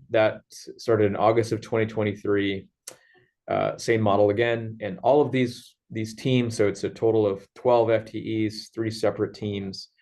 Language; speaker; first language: English; native; English